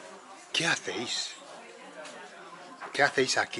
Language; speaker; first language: Spanish; native; Spanish